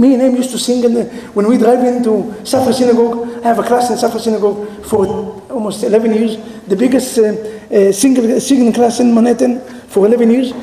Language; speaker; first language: English; non-native, fluent; Hebrew